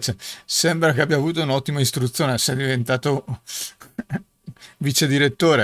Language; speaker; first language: Italian; native; Italian